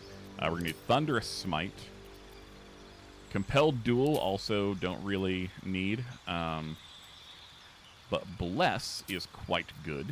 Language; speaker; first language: English; native; English